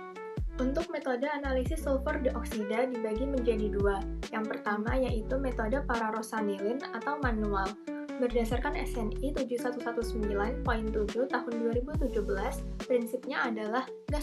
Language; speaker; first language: Indonesian; native; Indonesian